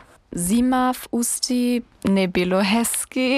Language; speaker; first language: Czech; non-native, learner; German